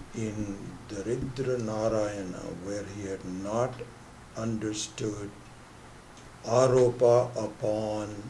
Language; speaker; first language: English; non-native, local second language; Hindi